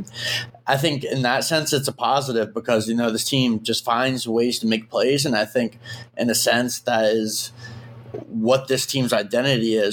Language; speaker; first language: English; native; English